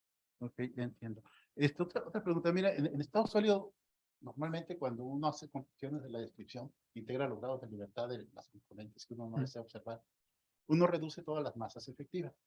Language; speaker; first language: Spanish; native; Spanish